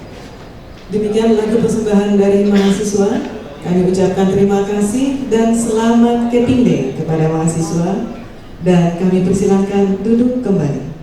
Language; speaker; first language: Indonesian; native; Indonesian